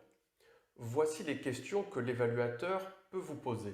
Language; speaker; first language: French; native; French